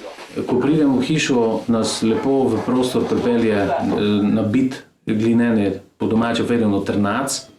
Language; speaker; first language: Slovenian; native; Slovenian